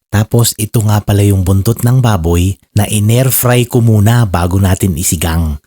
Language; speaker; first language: Filipino; non-native, local second language; Iloko